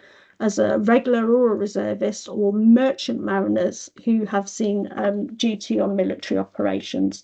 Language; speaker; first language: English; native; English